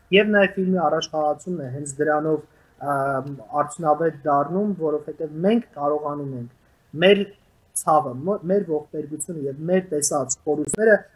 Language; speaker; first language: Armenian; native; Armenian